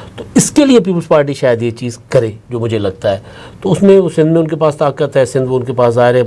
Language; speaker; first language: Urdu; non-native, local second language; Punjabi